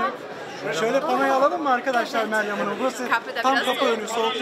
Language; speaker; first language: Turkish; native; Turkish